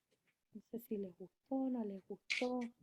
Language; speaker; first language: Spanish; native; Spanish